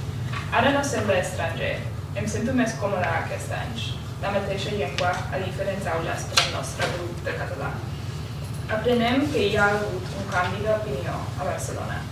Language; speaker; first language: Catalan; non-native, learner; English